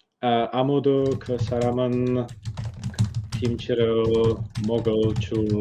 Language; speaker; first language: Korean; non-native, learner; English